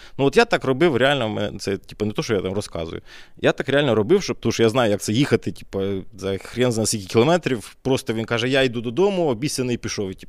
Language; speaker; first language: Ukrainian; native; Ukrainian